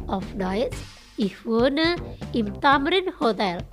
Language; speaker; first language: German; non-native, fluent; Indonesian